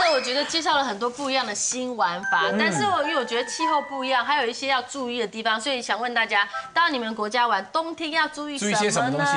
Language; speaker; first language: Chinese; native; Chinese